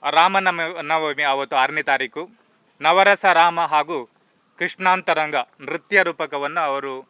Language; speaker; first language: Kannada; native; Kannada